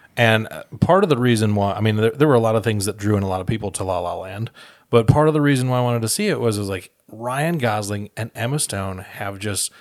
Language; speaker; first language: English; native; English